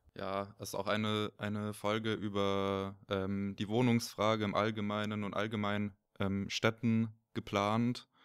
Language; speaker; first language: German; native; German